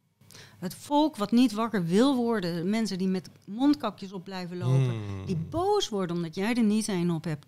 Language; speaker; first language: Dutch; native; Dutch